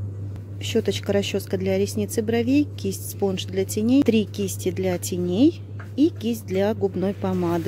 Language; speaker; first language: Russian; native; Russian